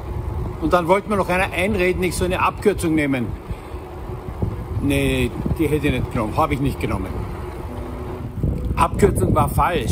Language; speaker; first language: German; native; German